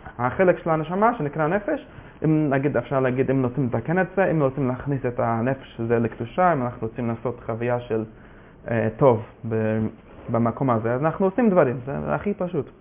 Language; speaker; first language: Hebrew; non-native, fluent; Yiddish